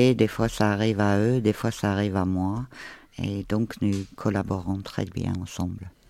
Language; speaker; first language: French; non-native, fluent; Ukrainian